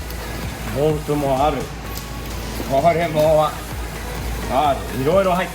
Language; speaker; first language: Japanese; non-native, fluent; English